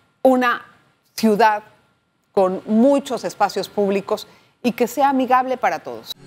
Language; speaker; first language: Spanish; native; Spanish